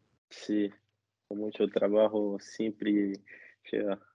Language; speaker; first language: Spanish; non-native, learner; Portuguese